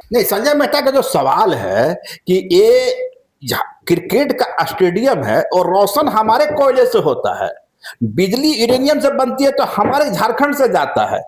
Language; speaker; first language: Hindi; non-native, local second language; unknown